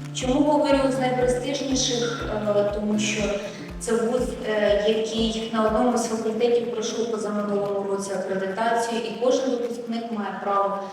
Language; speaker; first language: Ukrainian; native; Ukrainian